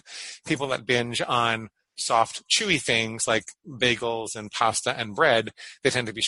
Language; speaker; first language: English; native; English